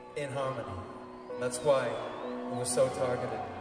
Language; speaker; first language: English; native; English